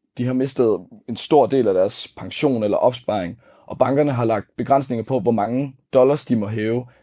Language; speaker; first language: Danish; native; Danish